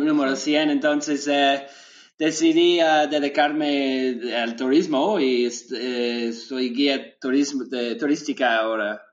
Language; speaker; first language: Spanish; non-native, learner; English